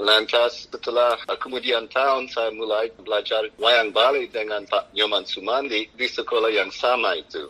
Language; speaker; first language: Indonesian; non-native, fluent; English